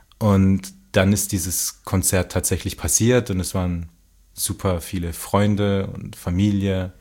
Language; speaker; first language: German; native; German